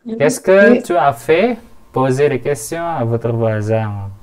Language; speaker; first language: French; non-native, fluent; Indonesian